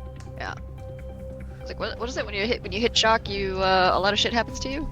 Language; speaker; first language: English; native; English